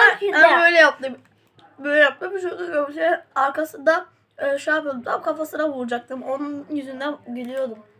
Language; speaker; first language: Turkish; native; Turkish